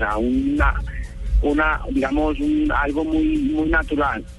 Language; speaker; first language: Spanish; native; Spanish